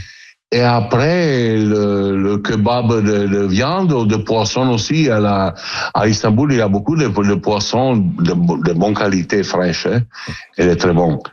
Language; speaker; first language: French; non-native, learner; Italian